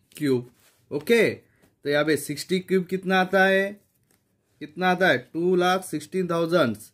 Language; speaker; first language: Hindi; non-native, local second language; Marathi